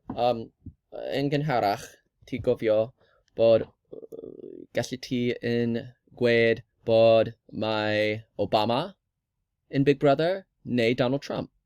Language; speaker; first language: Welsh; non-native, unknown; English